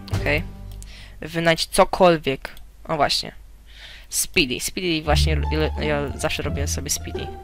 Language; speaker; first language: Polish; native; Polish